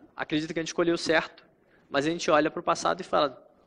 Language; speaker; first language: Portuguese; native; Portuguese